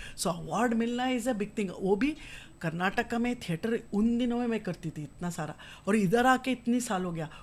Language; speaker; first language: Hindi; non-native, local second language; Kannada